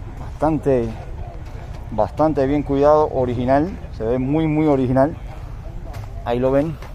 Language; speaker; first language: Spanish; native; Spanish